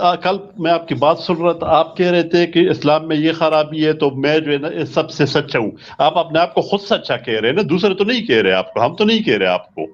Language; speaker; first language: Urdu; non-native, local second language; Punjabi